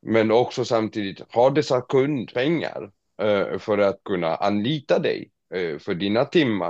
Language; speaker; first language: Swedish; non-native, fluent; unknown